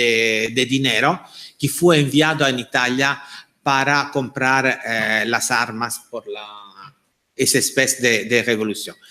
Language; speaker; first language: Spanish; non-native, fluent; Italian